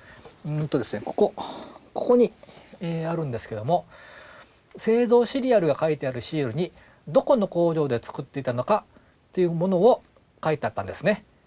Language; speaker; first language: Japanese; native; Japanese